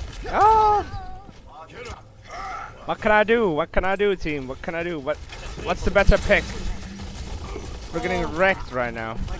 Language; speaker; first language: English; non-native, fluent; Finnish